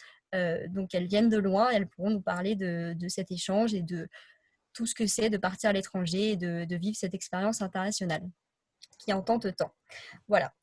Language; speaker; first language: French; native; French